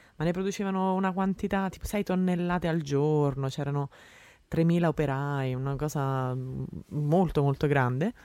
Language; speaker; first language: Italian; native; Italian